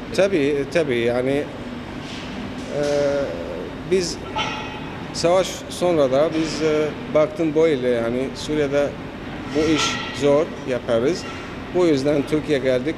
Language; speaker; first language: Turkish; non-native, learner; Arabic